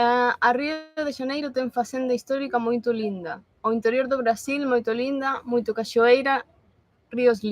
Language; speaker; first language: Portuguese; non-native, learner; Galician